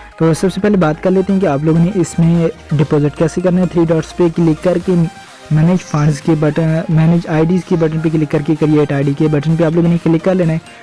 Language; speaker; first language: Urdu; non-native, local second language; Punjabi